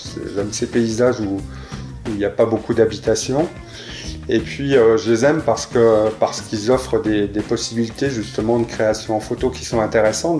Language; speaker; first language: French; native; French